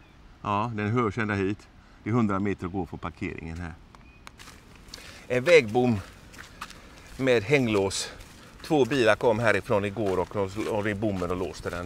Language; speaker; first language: Swedish; native; Swedish